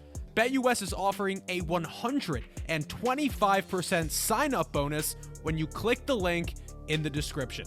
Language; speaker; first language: English; native; English